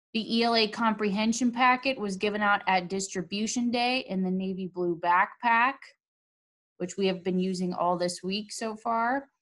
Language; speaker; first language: English; native; English